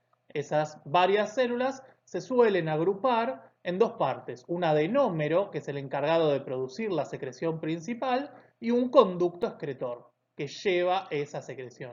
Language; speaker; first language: Spanish; native; Spanish